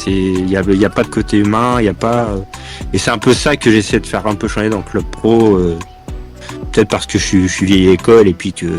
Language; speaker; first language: French; native; French